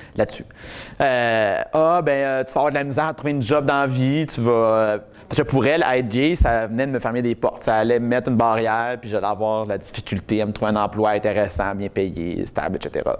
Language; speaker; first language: French; native; French